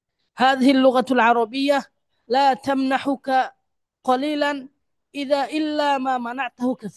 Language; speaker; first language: Arabic; non-native, fluent; Bangla